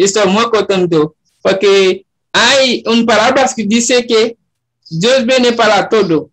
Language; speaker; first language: Spanish; non-native, learner; Haitian Creole